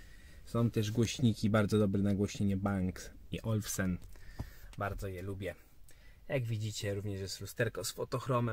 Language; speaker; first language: Polish; native; Polish